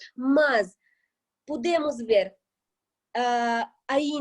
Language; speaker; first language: Portuguese; non-native, fluent; Russian